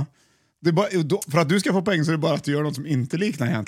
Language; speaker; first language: Swedish; native; Swedish